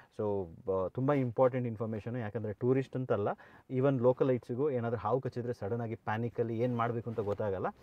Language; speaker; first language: Kannada; non-native, local second language; Kodava